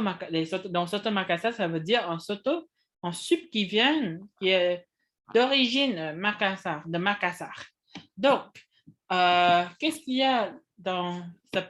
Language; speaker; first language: French; non-native, fluent; Indonesian